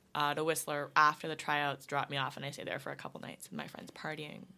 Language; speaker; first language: English; native; English